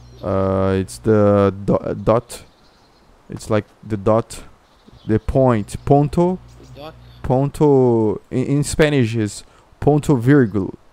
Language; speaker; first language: English; non-native, fluent; Portuguese